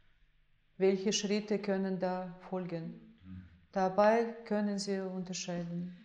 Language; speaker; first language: German; non-native, fluent; Russian